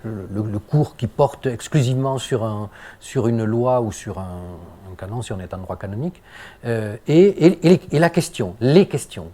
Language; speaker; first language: French; native; French